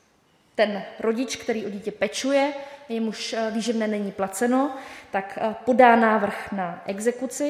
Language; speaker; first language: Czech; native; Czech